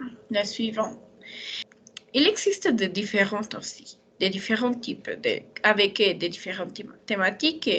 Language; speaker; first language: French; non-native, learner; Spanish